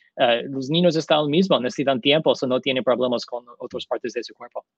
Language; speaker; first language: Spanish; non-native, learner; English